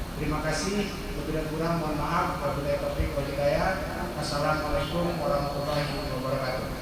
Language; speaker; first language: Indonesian; non-native, local second language; Minangkabau